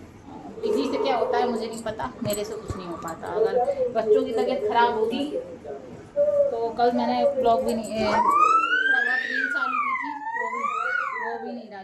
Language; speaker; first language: Hindi; native; Hindi